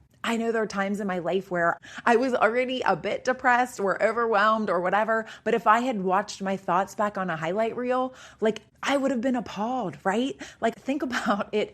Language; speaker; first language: English; native; English